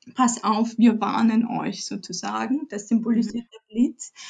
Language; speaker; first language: German; early bilingual, other home language; Polish